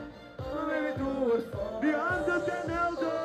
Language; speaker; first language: Dutch; native; Dutch